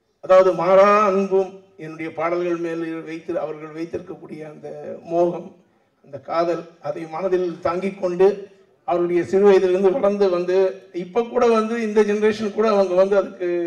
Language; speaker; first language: Tamil; native; Tamil